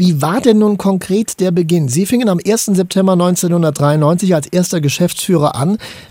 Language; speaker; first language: German; native; German